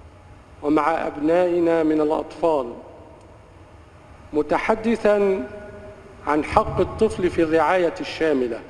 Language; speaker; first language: Arabic; native; Arabic